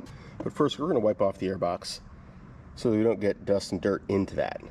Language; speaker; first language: English; native; English